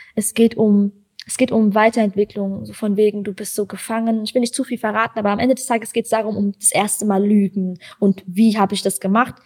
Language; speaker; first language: German; early bilingual, other home language; Persian